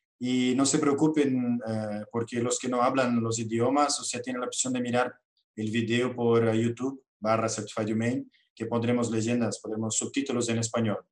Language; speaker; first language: Spanish; non-native, fluent; Portuguese